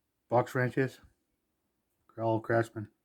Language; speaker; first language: English; native; English